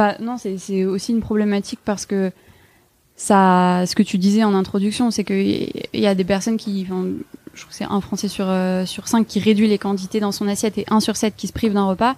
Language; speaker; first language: French; native; French